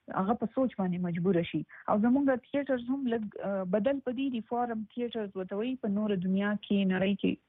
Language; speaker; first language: Pashto; native; Pashto